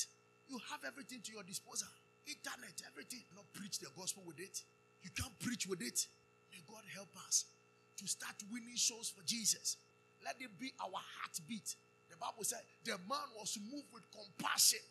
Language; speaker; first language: English; non-native, local second language; Akan